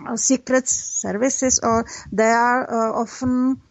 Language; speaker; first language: English; non-native, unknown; Czech